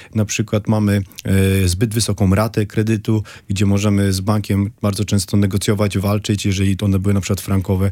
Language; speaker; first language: Polish; native; Polish